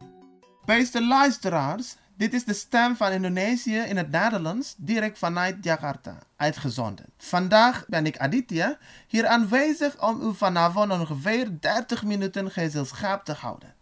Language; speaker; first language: Dutch; non-native, learner; Indonesian